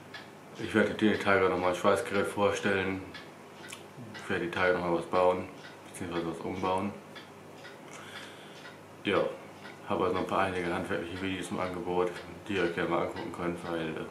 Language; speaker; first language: German; native; German